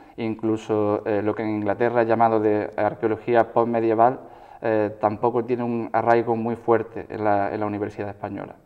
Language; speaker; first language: Spanish; native; Spanish